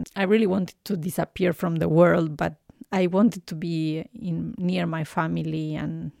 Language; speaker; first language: English; non-native, fluent; Spanish